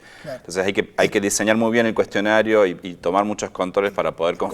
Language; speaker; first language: Spanish; native; Spanish